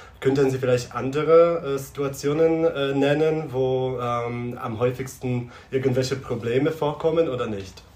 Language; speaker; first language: German; non-native, fluent; Polish